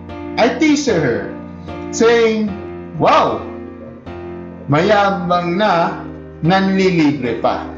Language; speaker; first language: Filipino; native; Filipino